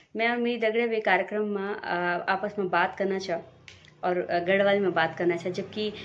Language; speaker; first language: Hindi; non-native, local second language; Garhwali